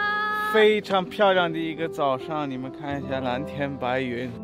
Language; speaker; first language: Chinese; non-native, fluent; German